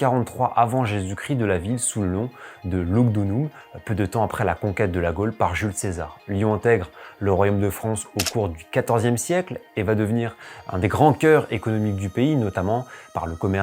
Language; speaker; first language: French; native; French